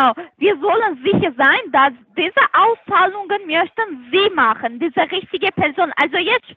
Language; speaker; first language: German; non-native, learner; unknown